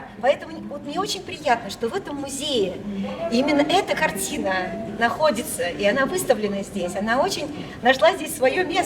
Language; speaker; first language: Russian; native; Russian